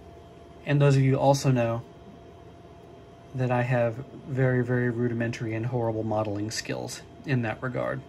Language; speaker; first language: English; native; English